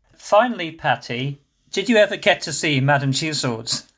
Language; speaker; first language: English; non-native, local second language; Igbo